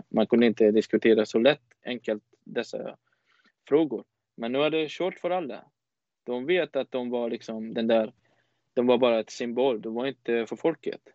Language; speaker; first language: Swedish; non-native, fluent; Persian